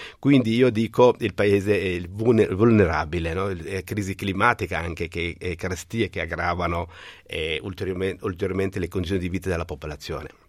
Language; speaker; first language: Italian; non-native, fluent; Somali